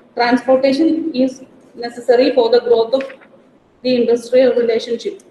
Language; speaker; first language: English; non-native, local second language; Malayalam